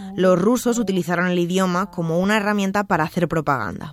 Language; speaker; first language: Spanish; non-native, fluent; Russian